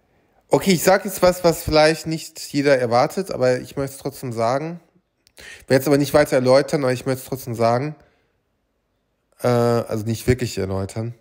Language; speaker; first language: German; native; German